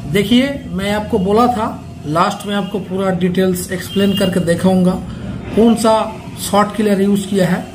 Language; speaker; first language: Hindi; native; Hindi